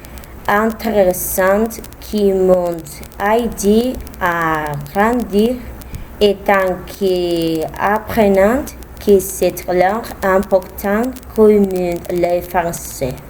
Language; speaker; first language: French; non-native, learner; Spanish